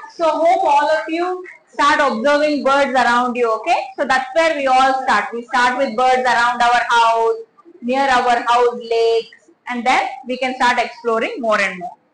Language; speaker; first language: English; non-native, local second language; Kannada